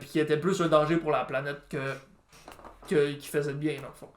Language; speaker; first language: French; native; French